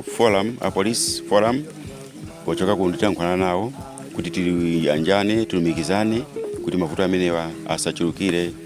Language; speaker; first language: Nyanja; native; Nyanja